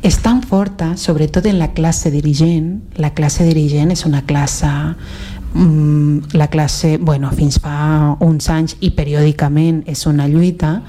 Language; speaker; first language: Catalan; non-native, fluent; Spanish